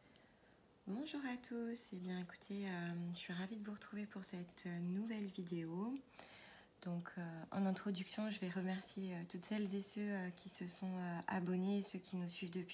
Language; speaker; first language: French; native; French